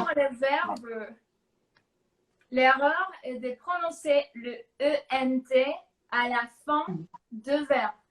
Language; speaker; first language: French; non-native, fluent; Spanish